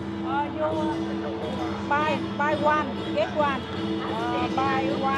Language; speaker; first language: English; non-native, learner; Vietnamese